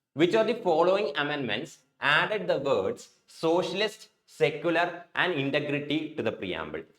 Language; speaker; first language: English; non-native, local second language; Malayalam